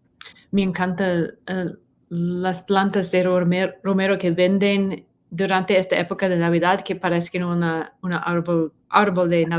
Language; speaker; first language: Spanish; non-native, learner; English